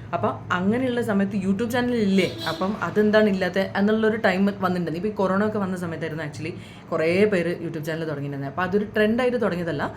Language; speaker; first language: Malayalam; early bilingual, heritage; Malayalam